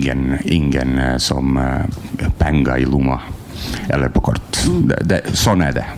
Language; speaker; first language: Norwegian; non-native, learner; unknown